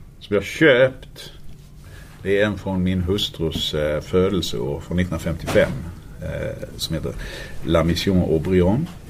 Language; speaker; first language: Swedish; native; Swedish